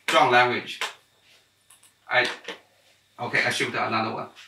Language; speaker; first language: English; non-native, learner; Chinese